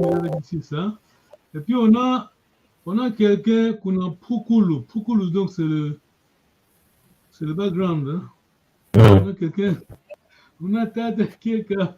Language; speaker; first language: French; non-native, local second language; Kongo